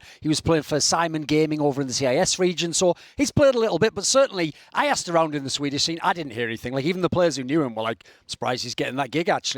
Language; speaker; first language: English; native; English